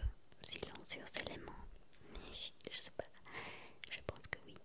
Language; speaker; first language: French; non-native, learner; Spanish